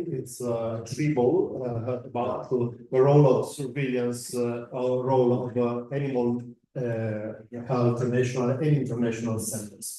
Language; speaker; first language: English; non-native, fluent; Italian